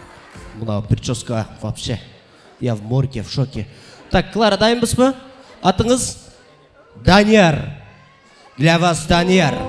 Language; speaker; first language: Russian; non-native, local second language; Kyrgyz